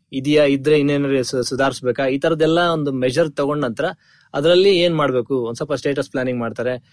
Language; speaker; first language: Kannada; native; Kannada